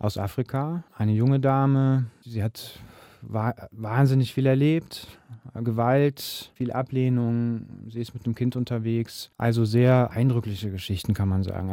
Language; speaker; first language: German; native; German